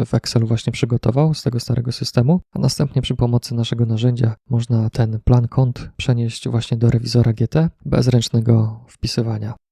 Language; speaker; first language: Polish; native; Polish